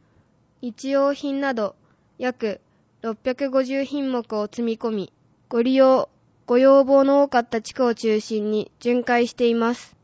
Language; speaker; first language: Japanese; native; Japanese